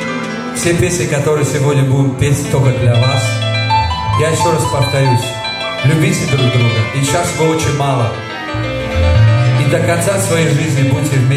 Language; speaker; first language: Russian; non-native, local second language; Tajik